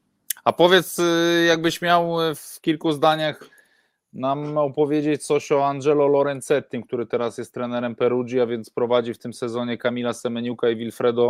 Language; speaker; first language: Polish; native; Polish